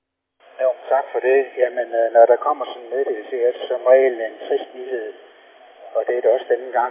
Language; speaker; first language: Danish; native; Danish